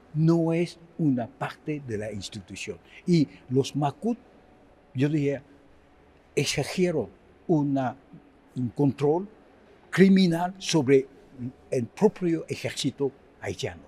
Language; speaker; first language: Spanish; non-native, fluent; Haitian Creole